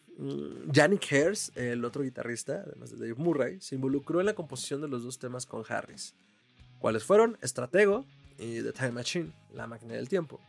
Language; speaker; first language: Spanish; native; Spanish